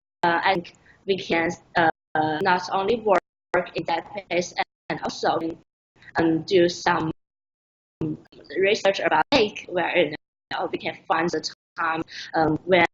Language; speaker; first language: English; non-native, learner; Chinese